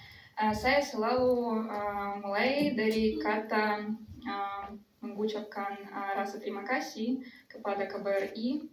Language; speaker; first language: Indonesian; non-native, fluent; Russian